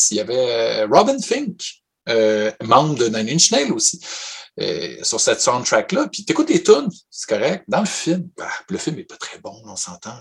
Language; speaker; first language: French; native; French